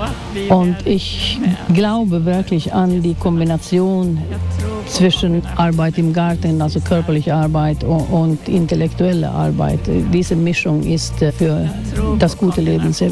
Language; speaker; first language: German; non-native, fluent; Swedish